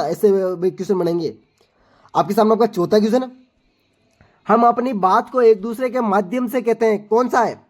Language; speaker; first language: Hindi; native; Hindi